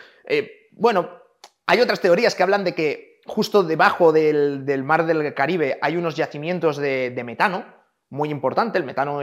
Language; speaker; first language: Spanish; native; Spanish